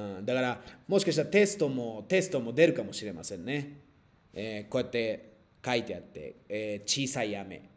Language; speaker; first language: Japanese; non-native, fluent; Spanish